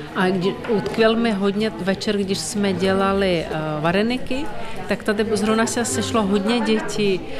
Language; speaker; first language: Czech; non-native, fluent; Ukrainian